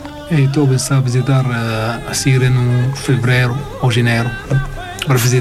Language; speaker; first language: Portuguese; non-native, fluent; Arabic